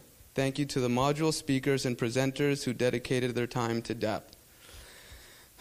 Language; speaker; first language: English; early bilingual, other home language; Spanish